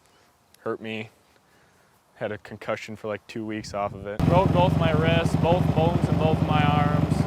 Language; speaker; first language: English; native; English